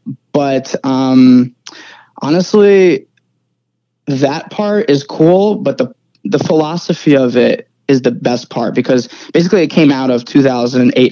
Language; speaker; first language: English; native; English